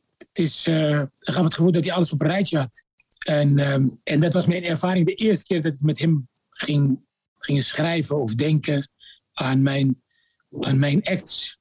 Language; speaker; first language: Dutch; non-native, fluent; Arabic